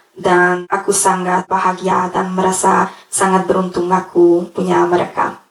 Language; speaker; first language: Indonesian; non-native, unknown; Hungarian